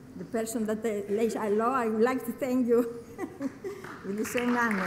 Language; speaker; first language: English; non-native, learner; Greek